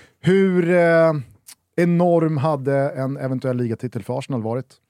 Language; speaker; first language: Swedish; native; Swedish